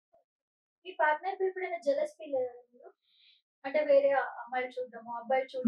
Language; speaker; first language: Telugu; native; Telugu